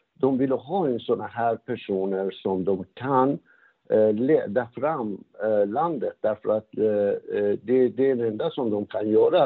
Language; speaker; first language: Swedish; non-native, fluent; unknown